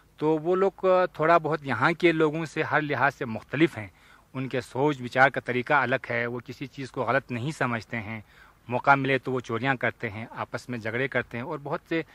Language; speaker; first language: Urdu; non-native, local second language; Ladakhi